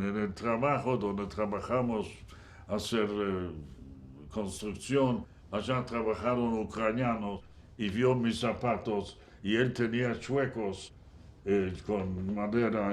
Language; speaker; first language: Spanish; non-native, fluent; Yiddish